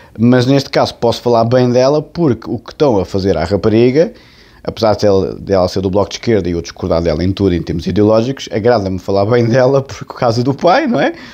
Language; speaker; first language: Portuguese; native; Portuguese